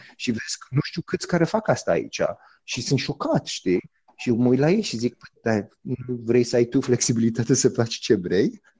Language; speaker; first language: Romanian; early bilingual, heritage; Romanian